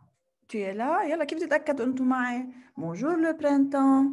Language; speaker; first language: French; non-native, fluent; Arabic